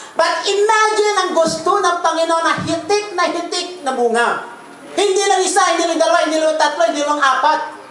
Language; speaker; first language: Filipino; non-native, local second language; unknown